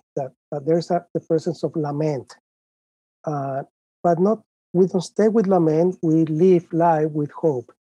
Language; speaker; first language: English; non-native, fluent; Spanish